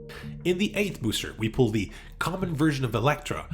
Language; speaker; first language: English; native; English